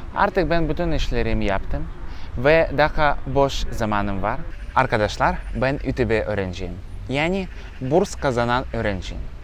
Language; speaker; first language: Turkish; non-native, learner; Russian